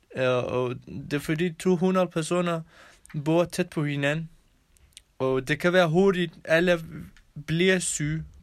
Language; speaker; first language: Danish; non-native, learner; Kurdish